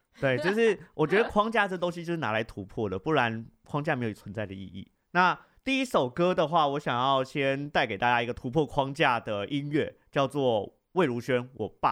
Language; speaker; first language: Chinese; native; Chinese